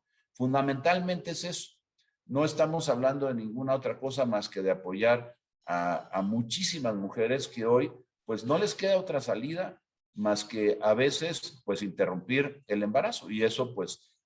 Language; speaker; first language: Spanish; native; Spanish